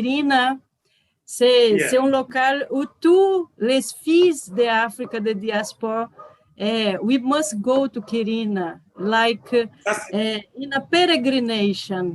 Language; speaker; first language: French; non-native, learner; Portuguese